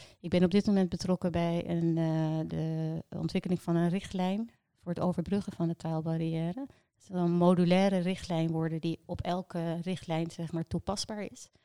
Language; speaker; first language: Dutch; native; Dutch